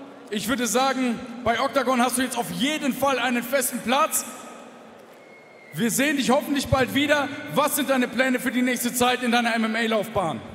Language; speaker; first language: German; native; German